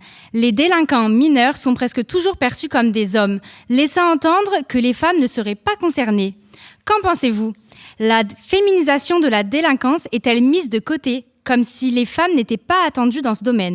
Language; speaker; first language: French; native; French